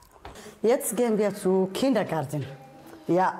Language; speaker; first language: German; non-native, learner; Somali